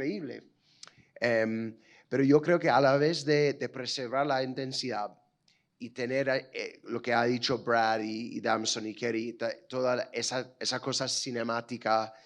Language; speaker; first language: Spanish; non-native, fluent; English